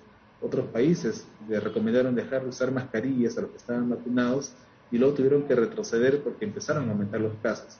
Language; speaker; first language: Spanish; native; Spanish